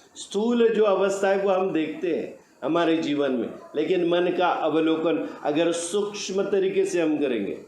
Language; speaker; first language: Hindi; non-native, local second language; Marathi